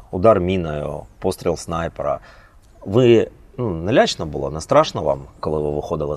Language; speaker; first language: Ukrainian; native; Ukrainian